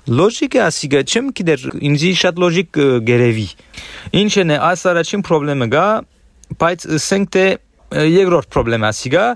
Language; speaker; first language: Armenian; early bilingual, heritage; Armenian